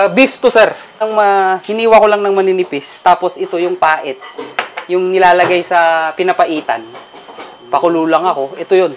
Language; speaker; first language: Filipino; non-native, local second language; Iloko